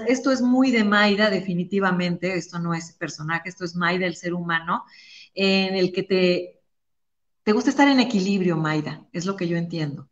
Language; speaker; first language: Spanish; native; Spanish